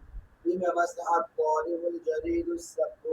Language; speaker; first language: Arabic; non-native, learner; Bangla